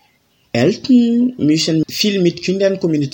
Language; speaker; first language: German; non-native, fluent; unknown